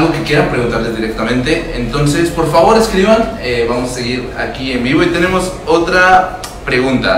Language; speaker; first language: Spanish; native; Spanish